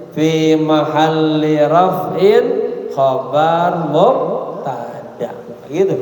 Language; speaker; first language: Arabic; non-native, fluent; Indonesian